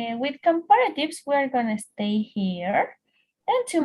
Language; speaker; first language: English; non-native, fluent; Spanish